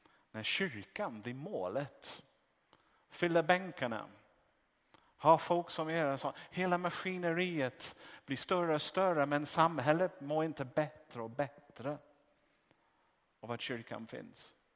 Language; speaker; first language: Swedish; non-native, fluent; English